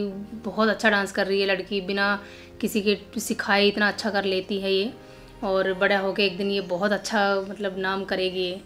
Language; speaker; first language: Hindi; native; Hindi